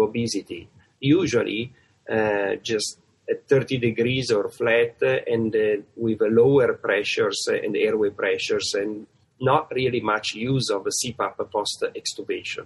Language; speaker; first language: English; non-native, fluent; Italian